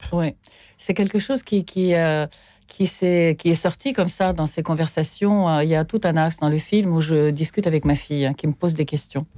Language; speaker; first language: French; non-native, fluent; Russian